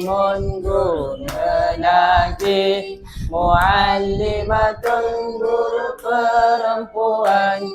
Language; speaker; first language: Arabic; non-native, learner; Malay